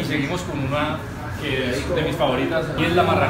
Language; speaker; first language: Spanish; native; Spanish